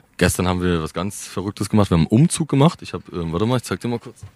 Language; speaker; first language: German; native; German